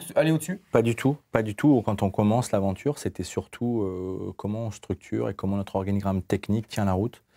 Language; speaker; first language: French; native; French